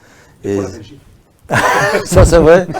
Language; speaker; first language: French; non-native, local second language; Dutch